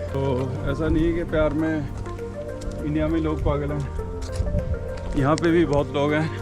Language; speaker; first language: Hindi; native; Hindi